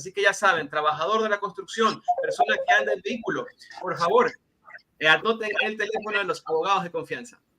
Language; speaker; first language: Spanish; native; Spanish